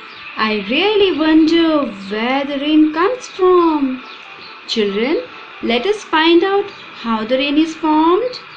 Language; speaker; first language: English; non-native, local second language; Hindi